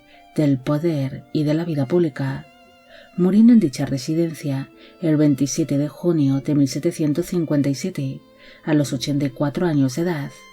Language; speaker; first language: Spanish; native; Spanish